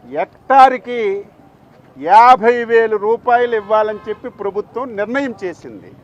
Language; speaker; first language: Telugu; native; Telugu